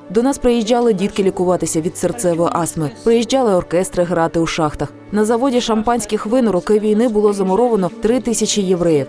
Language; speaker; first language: Ukrainian; native; Ukrainian